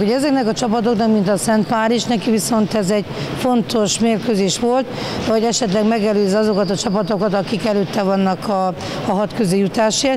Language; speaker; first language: Hungarian; native; Hungarian